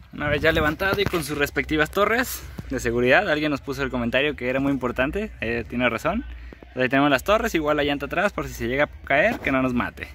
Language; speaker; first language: Spanish; native; Spanish